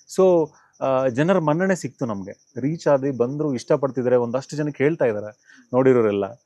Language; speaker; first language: Kannada; non-native, local second language; Telugu